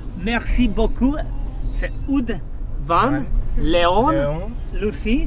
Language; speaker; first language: French; non-native, learner; Czech